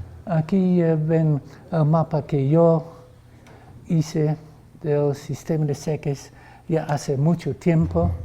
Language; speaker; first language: Spanish; non-native, fluent; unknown